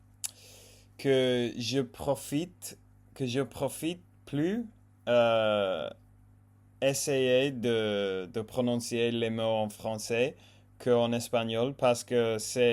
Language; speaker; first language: French; non-native, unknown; English